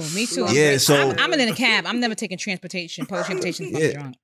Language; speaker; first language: English; native; English